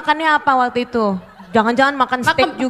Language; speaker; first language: Indonesian; native; Indonesian